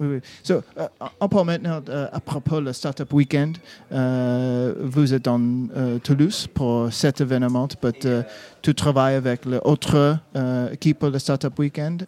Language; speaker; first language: French; non-native, learner; English